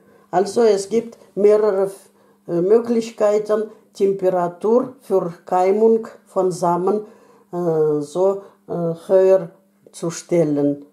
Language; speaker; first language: German; non-native, fluent; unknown